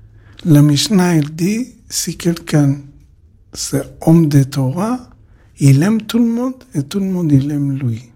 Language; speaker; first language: French; non-native, learner; Hebrew